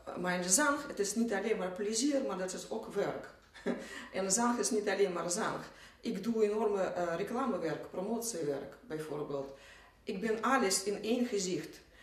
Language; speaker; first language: Dutch; non-native, fluent; Russian